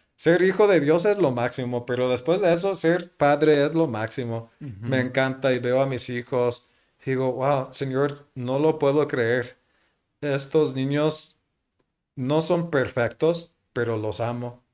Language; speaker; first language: Spanish; non-native, fluent; English